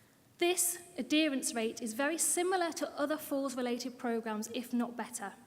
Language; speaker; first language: English; native; English